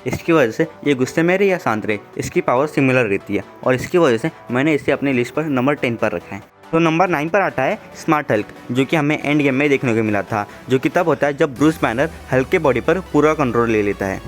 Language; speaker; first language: Hindi; native; Hindi